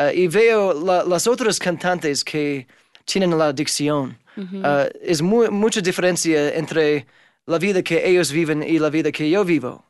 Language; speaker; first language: Spanish; non-native, fluent; English